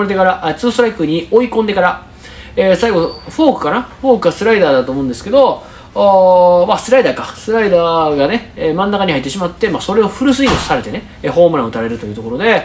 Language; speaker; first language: Japanese; native; Japanese